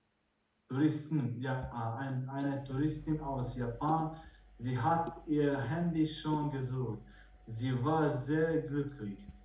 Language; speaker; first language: German; non-native, learner; Croatian